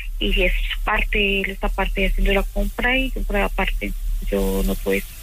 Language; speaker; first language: Spanish; native; Spanish